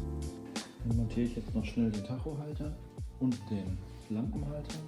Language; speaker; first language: German; native; German